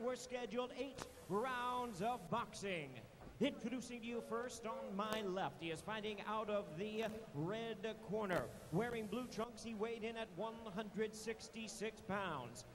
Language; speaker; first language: English; native; English